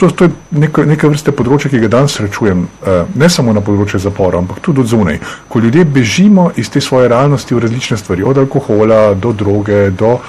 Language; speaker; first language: Slovenian; native; Slovenian